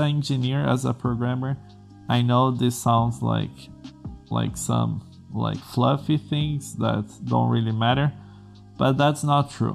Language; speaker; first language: English; non-native, fluent; Portuguese